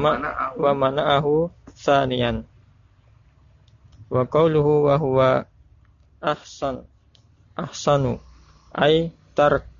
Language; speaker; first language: Arabic; non-native, learner; Indonesian